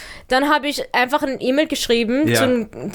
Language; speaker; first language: German; early bilingual, other home language; Arabic